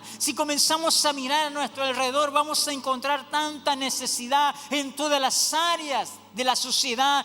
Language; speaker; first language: Spanish; native; Spanish